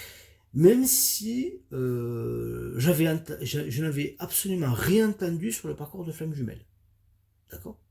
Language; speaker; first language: French; native; French